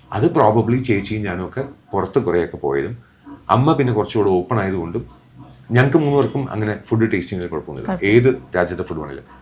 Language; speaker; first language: Malayalam; native; Malayalam